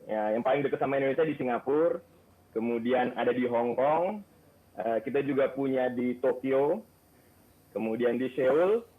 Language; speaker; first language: Indonesian; native; Indonesian